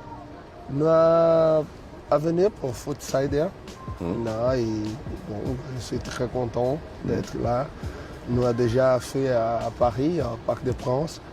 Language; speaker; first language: French; non-native, fluent; Portuguese